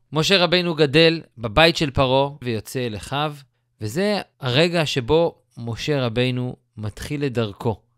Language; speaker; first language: Hebrew; native; Hebrew